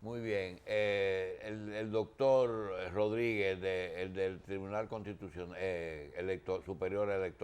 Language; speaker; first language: Spanish; native; Spanish